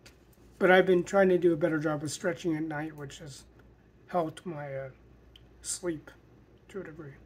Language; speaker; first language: English; native; English